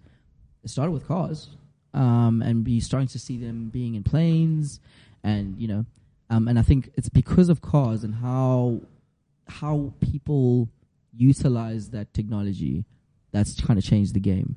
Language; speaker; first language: English; non-native, local second language; Zulu